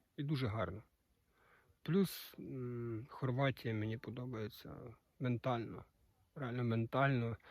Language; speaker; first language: Ukrainian; native; Ukrainian